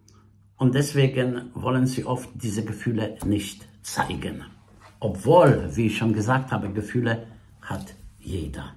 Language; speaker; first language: German; non-native, fluent; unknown